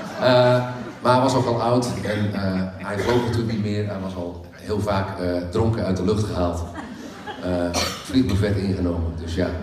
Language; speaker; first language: Dutch; native; Dutch